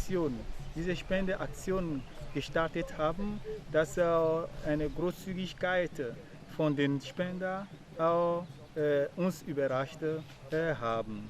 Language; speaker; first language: German; non-native, fluent; Ewe